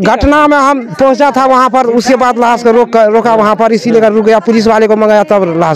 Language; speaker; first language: Hindi; non-native, local second language; Maithili